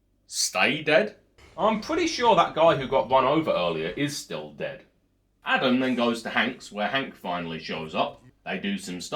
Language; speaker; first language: English; native; English